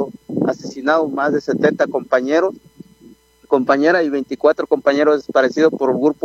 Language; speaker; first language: Spanish; non-native, local second language; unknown